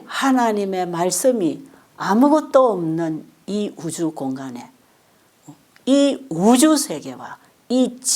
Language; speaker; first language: Korean; native; Korean